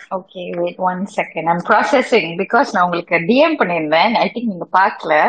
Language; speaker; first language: Tamil; early bilingual, heritage; Tamil